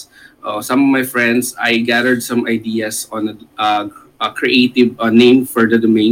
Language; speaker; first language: English; non-native, local second language; Filipino